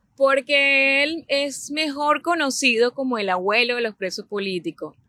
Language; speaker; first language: Spanish; native; Spanish